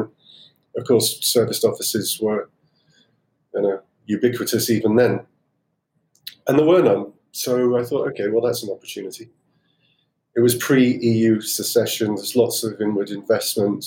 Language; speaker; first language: English; native; English